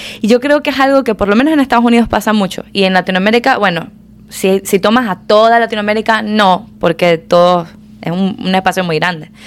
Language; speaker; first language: Spanish; native; Spanish